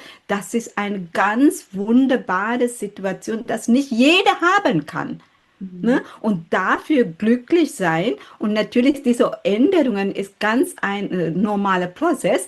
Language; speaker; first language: German; non-native, fluent; Sinhala